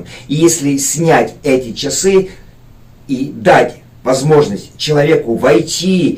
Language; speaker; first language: Russian; native; Russian